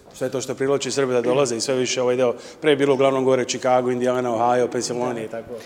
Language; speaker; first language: Serbian; early bilingual, heritage; Serbian